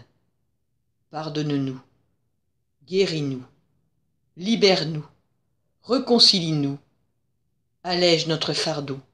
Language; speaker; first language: French; native; French